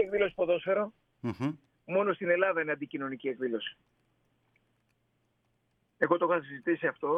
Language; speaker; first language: Greek; native; Greek